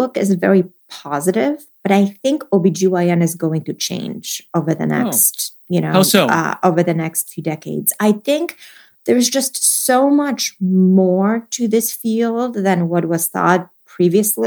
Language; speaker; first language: English; non-native, fluent; Polish